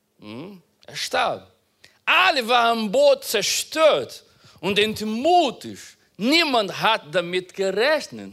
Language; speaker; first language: German; non-native, fluent; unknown